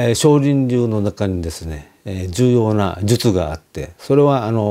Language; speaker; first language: Japanese; native; Japanese